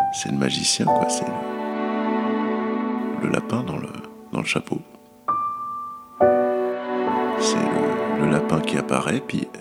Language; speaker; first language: French; native; French